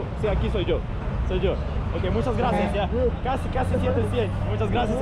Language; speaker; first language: Spanish; non-native, fluent; Russian